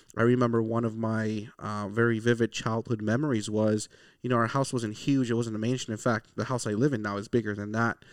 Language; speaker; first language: English; early bilingual, other home language; Spanish